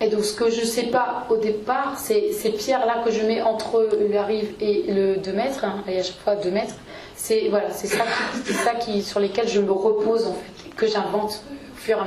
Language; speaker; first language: French; native; French